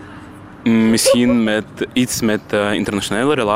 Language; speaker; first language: Dutch; non-native, learner; Russian